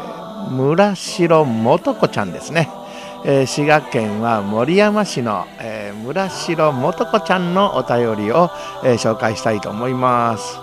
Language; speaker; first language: Japanese; native; Japanese